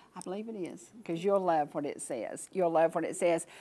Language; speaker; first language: English; native; English